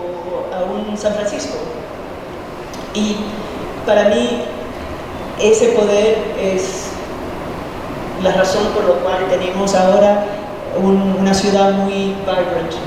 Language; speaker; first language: Spanish; early bilingual, heritage; Spanish